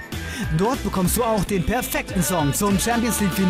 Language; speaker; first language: German; native; German